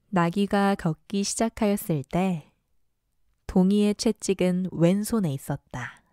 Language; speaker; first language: Korean; native; Korean